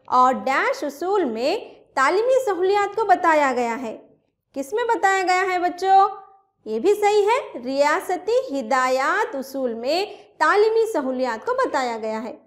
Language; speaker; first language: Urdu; native; Urdu